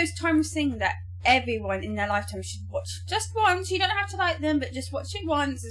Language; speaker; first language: English; native; English